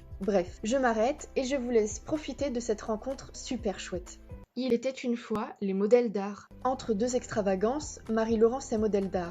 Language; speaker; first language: French; native; French